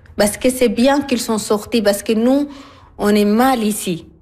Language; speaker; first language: French; non-native, learner; Arabic